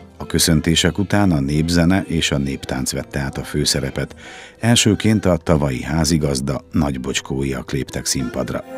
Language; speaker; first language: Hungarian; native; Hungarian